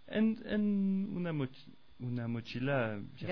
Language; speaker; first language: Spanish; non-native, fluent; French